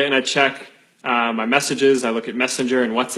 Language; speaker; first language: English; native; English